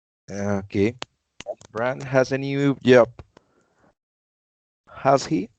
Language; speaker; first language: English; non-native, learner; Spanish